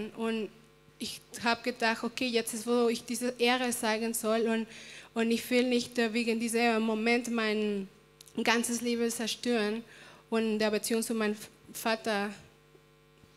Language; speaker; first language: German; non-native, fluent; Spanish